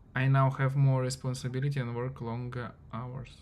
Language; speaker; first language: English; non-native, learner; Russian